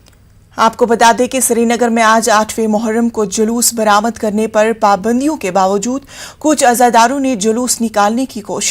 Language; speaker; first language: Hindi; native; Hindi